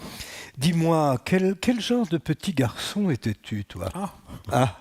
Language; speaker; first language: French; native; French